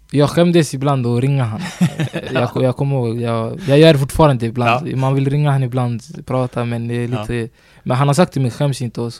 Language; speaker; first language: Swedish; early bilingual, other home language; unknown